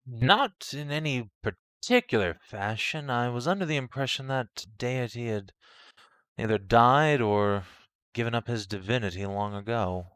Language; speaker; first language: English; native; English